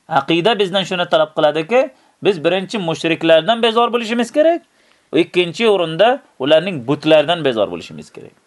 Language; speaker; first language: Uzbek; native; Uzbek